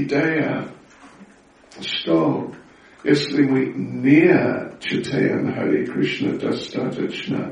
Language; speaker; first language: Russian; non-native, learner; English